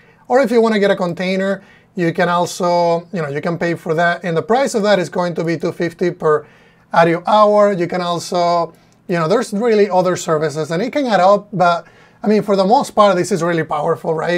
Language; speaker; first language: English; non-native, fluent; Spanish